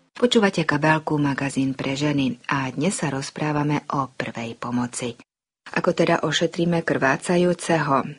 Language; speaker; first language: Slovak; early bilingual, heritage; Slovak